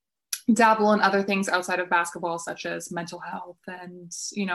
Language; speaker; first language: English; native; English